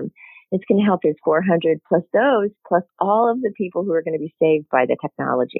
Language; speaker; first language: English; native; English